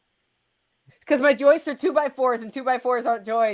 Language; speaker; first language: English; native; English